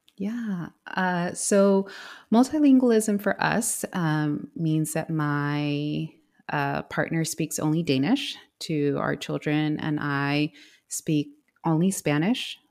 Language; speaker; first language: English; native; English